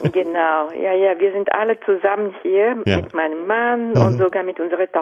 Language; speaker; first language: German; non-native, fluent; Japanese